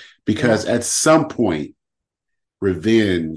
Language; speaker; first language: English; native; English